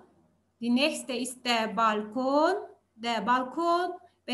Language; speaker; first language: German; non-native, learner; Turkish